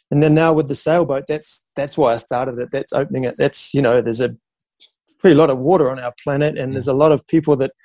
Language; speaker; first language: English; native; English